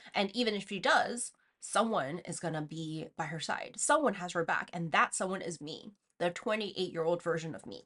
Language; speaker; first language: English; non-native, fluent; Chinese